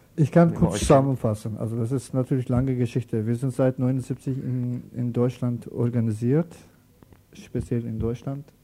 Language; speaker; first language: German; non-native, learner; Turkish